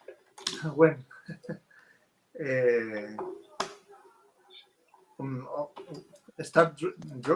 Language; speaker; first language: English; non-native, fluent; Spanish